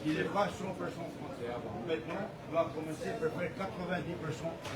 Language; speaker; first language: French; non-native, learner; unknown